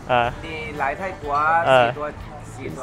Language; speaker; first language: Chinese; early bilingual, heritage; Chinese